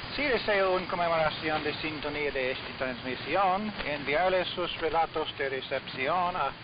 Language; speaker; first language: Spanish; non-native, learner; English